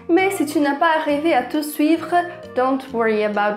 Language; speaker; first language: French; non-native, fluent; Portuguese